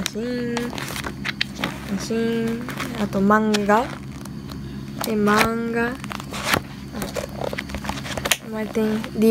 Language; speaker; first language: Portuguese; early bilingual, heritage; Portuguese